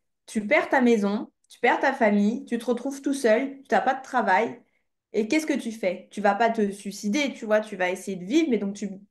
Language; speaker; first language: French; native; French